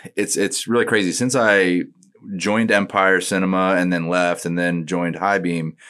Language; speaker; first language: English; native; English